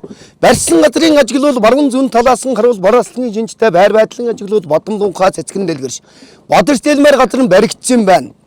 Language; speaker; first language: Mongolian; native; Mongolian